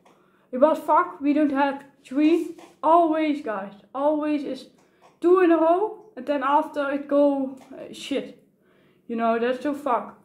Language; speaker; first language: English; non-native, learner; Dutch